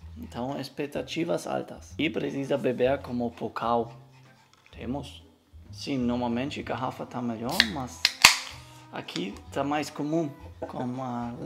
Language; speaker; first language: Portuguese; non-native, learner; German